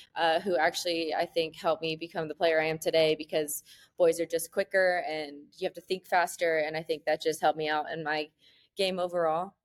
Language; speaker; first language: English; native; English